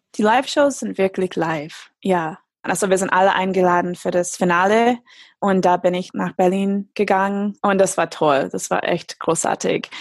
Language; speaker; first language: German; non-native, fluent; English